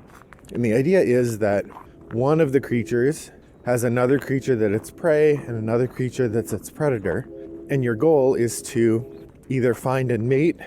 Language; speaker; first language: English; native; English